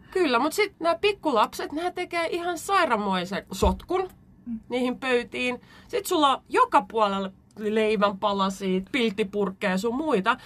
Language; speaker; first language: Finnish; native; Finnish